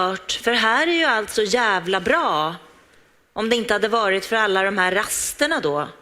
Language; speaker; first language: Swedish; native; Swedish